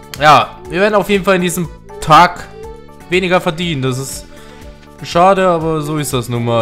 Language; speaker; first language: German; native; German